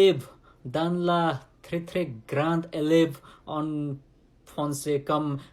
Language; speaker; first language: French; non-native, learner; Nepali